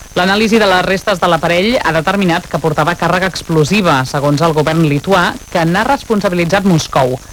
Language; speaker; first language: Catalan; native; Catalan